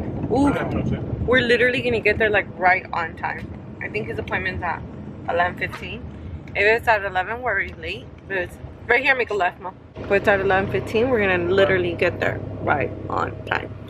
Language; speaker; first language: English; early bilingual, other home language; Spanish